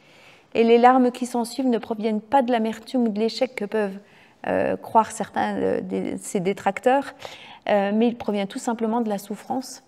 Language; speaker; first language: French; native; French